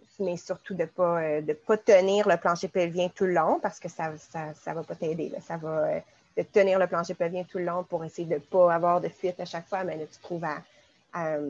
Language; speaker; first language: French; native; French